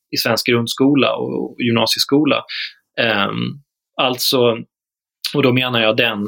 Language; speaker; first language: Swedish; native; Swedish